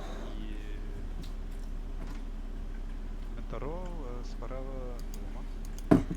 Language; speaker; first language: Russian; non-native, learner; English